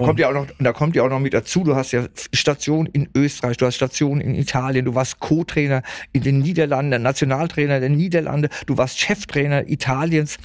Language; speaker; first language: German; native; German